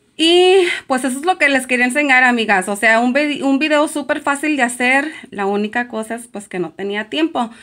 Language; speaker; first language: Spanish; early bilingual, heritage; Spanish